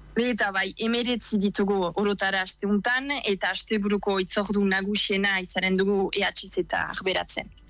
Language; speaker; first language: Basque; native; Basque